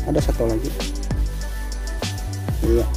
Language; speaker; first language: Indonesian; native; Indonesian